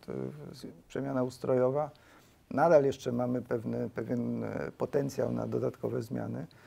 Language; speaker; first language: Polish; early bilingual, heritage; Polish